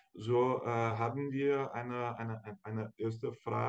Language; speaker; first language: German; non-native, fluent; Portuguese